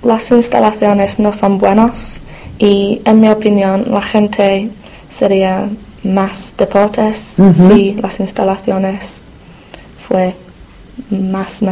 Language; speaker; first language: Spanish; non-native, learner; English